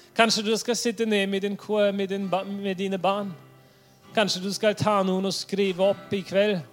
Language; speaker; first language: Norwegian; non-native, fluent; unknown